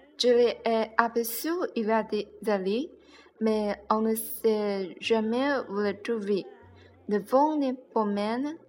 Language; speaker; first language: French; non-native, learner; Chinese